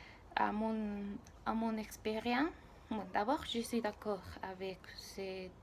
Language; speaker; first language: French; non-native, learner; Spanish